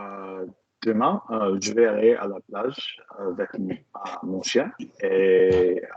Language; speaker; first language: French; non-native, learner; English